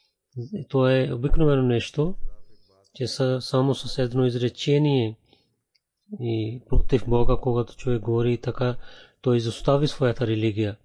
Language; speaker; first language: Bulgarian; non-native, learner; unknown